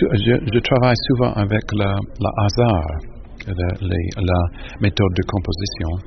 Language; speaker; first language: French; non-native, learner; English